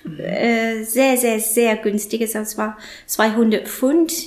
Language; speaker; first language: German; non-native, fluent; English